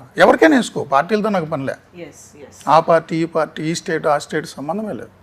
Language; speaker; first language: Telugu; native; Telugu